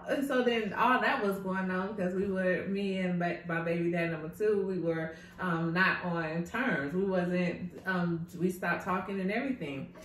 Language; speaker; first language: English; native; English